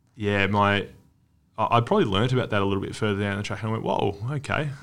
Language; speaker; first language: English; native; English